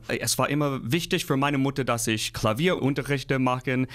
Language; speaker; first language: German; non-native, fluent; English